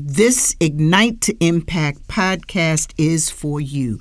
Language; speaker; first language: English; native; English